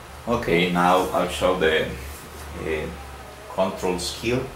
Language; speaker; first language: English; non-native, learner; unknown